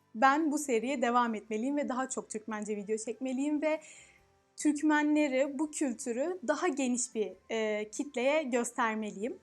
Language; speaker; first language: Turkish; early bilingual, heritage; Arabic